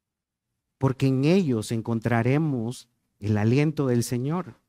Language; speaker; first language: Spanish; native; Spanish